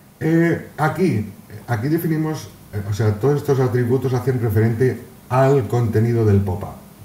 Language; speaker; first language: Spanish; native; Spanish